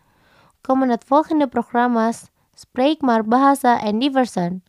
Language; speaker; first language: Dutch; non-native, fluent; Indonesian